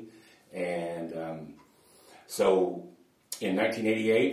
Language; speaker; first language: English; native; English